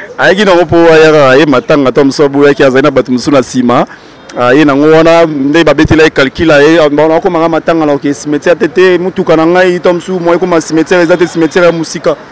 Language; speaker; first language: Lingala; native; Lingala